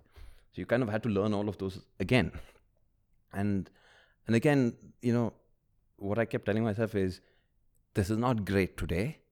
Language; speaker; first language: English; early bilingual, other home language; Malayalam